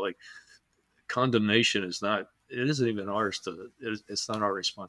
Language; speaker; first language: English; native; English